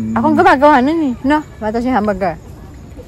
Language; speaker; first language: Japanese; non-native, learner; Filipino